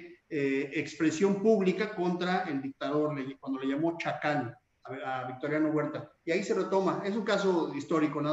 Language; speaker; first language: Spanish; native; Spanish